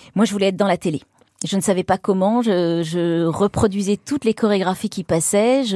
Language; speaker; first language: French; native; French